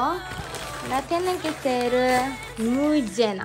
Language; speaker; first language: Spanish; non-native, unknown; Japanese